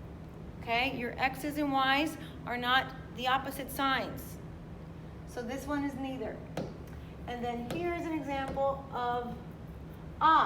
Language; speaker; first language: English; native; English